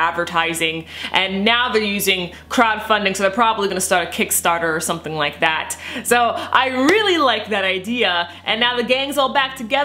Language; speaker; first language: English; native; English